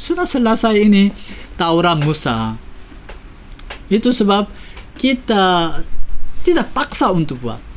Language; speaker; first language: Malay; non-native, fluent; Korean